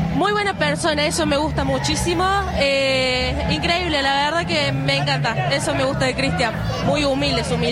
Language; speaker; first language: Spanish; native; Spanish